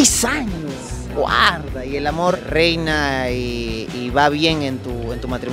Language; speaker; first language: Spanish; native; Spanish